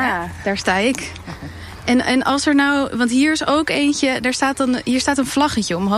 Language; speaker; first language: Dutch; native; Dutch